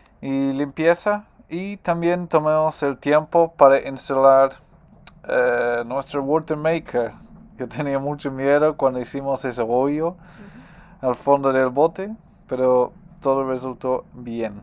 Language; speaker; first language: Spanish; non-native, learner; English